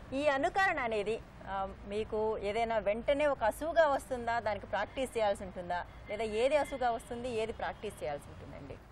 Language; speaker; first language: Telugu; native; Telugu